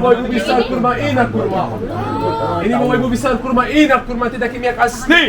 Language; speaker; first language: Indonesian; non-native, learner; Arabic